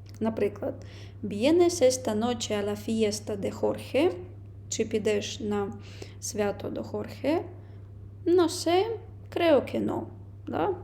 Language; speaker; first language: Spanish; non-native, fluent; Ukrainian